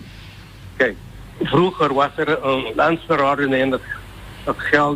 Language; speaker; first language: Dutch; non-native, local second language; Papiamento